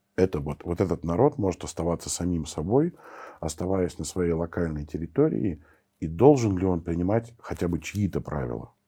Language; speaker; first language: Russian; native; Russian